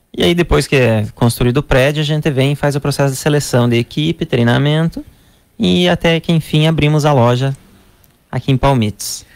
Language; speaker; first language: Portuguese; native; Portuguese